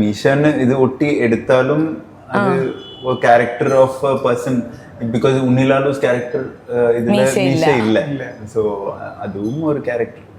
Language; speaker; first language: Malayalam; non-native, learner; Tamil